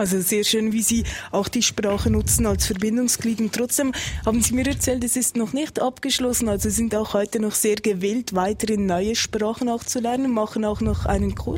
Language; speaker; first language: German; native; German